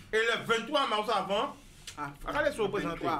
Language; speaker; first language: French; non-native, local second language; Guadeloupean Creole French